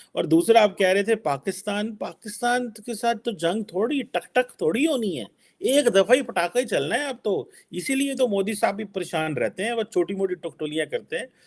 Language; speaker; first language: Urdu; non-native, local second language; Punjabi